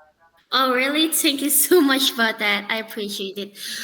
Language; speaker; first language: English; non-native, learner; Indonesian